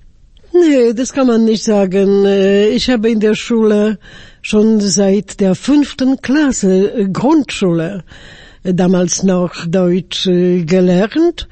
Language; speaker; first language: German; non-native, fluent; Polish